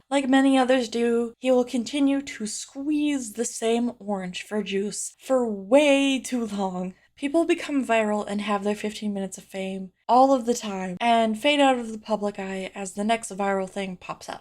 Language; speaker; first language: English; native; English